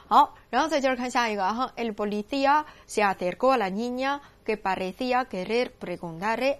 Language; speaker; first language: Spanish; non-native, learner; Chinese